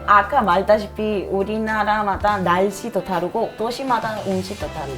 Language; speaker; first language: Korean; non-native, fluent; Spanish